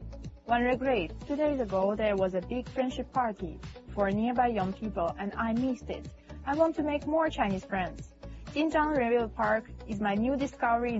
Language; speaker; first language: English; non-native, fluent; Russian